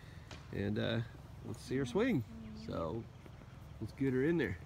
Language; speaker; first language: English; native; English